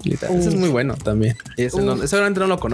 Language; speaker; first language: Spanish; native; Spanish